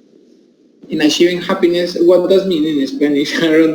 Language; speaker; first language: English; non-native, learner; Spanish